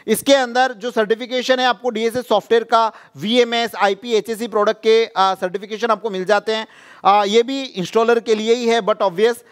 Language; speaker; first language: Hindi; non-native, local second language; Gujarati